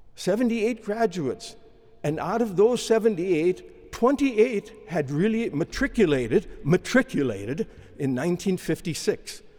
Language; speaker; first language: English; native; English